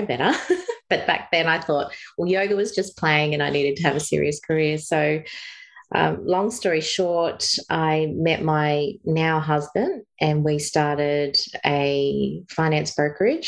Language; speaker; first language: English; native; English